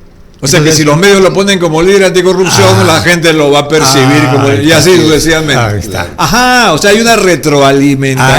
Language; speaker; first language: Spanish; native; Spanish